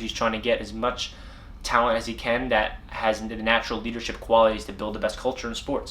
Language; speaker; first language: English; native; English